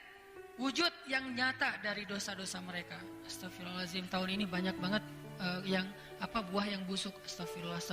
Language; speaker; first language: Indonesian; native; Indonesian